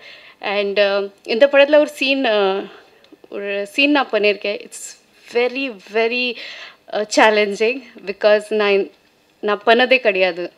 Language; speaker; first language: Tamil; non-native, fluent; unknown